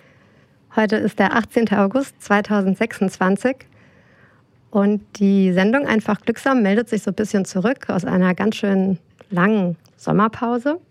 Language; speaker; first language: German; native; German